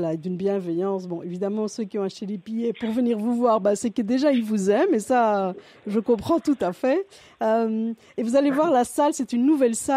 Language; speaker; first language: French; native; French